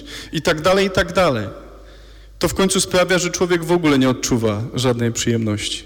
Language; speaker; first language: Polish; native; Polish